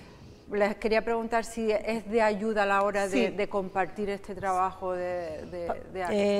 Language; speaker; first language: Spanish; native; Spanish